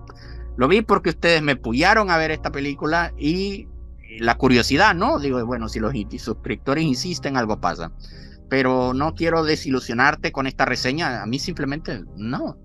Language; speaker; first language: Spanish; native; Spanish